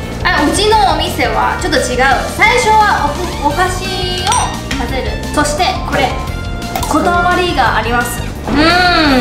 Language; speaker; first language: Japanese; non-native, learner; Chinese